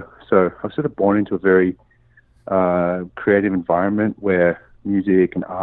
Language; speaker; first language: English; native; English